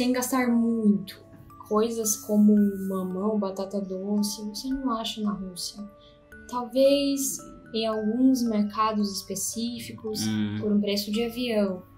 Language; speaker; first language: Portuguese; non-native, fluent; Russian